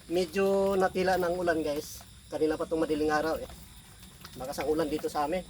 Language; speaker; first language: Filipino; non-native, local second language; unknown